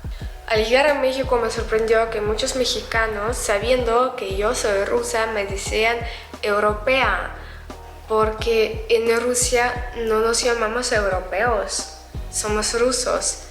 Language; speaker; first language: Spanish; non-native, fluent; Russian